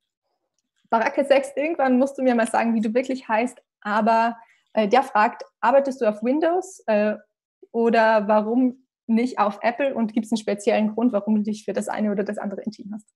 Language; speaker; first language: German; native; German